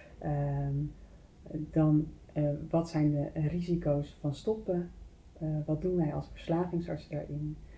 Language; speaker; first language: Dutch; native; Dutch